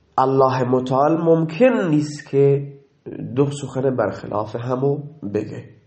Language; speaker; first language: Persian; non-native, local second language; Baluchi